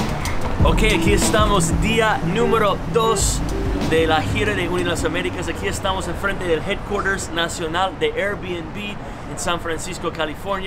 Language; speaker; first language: Spanish; non-native, fluent; English